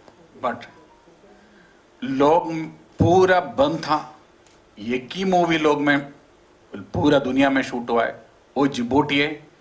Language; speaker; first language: Hindi; non-native, local second language; Malayalam